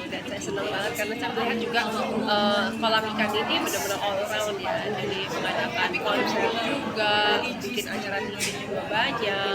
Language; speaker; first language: Indonesian; native; Indonesian